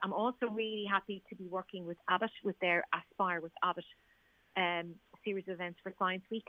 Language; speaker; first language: English; native; English